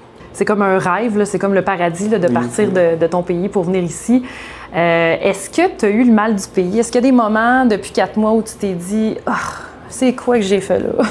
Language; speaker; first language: French; native; French